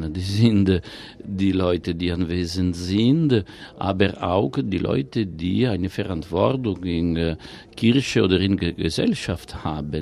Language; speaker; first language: German; non-native, fluent; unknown